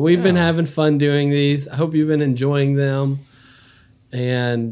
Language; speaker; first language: English; native; English